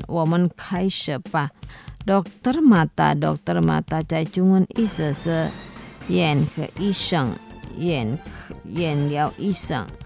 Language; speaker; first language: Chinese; non-native, learner; Indonesian